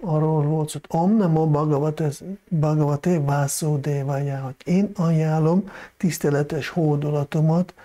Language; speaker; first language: Hungarian; non-native, fluent; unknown